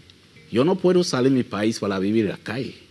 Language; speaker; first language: Spanish; non-native, learner; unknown